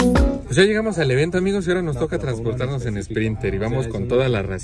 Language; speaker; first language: Spanish; native; Spanish